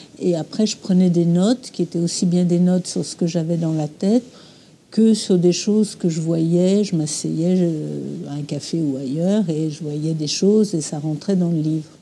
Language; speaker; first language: French; early bilingual, other home language; English